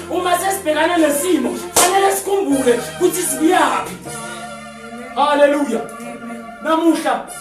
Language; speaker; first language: Zulu; non-native, local second language; Swati